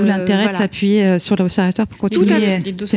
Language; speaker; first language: French; native; French